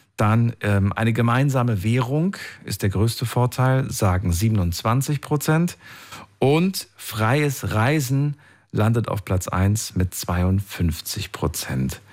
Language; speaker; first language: German; native; German